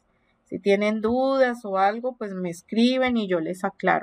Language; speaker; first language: Spanish; native; Spanish